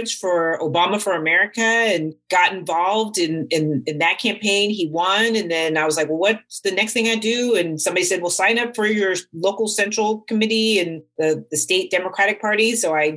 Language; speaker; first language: English; native; English